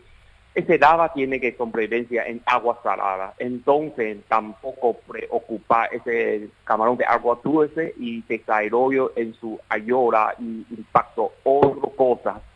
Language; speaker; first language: Spanish; non-native, learner; Chinese